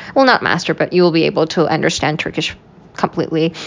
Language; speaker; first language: English; non-native, fluent; Uyghur